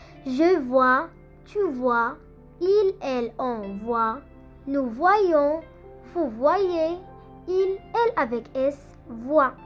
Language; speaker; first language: French; non-native, fluent; Arabic